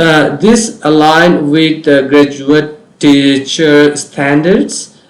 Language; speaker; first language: English; non-native, local second language; Bangla